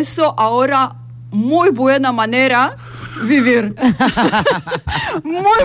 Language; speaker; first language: Spanish; non-native, learner; Russian